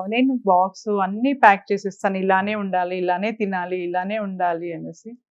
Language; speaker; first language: Telugu; native; Telugu